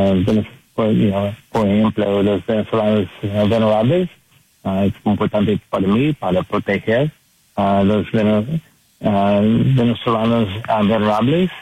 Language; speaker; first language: Spanish; non-native, learner; English